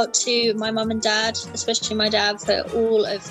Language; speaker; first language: English; native; English